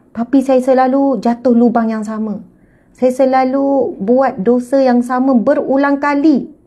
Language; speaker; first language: Malay; native; Malay